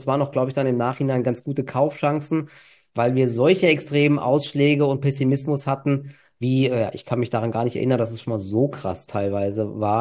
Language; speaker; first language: German; native; German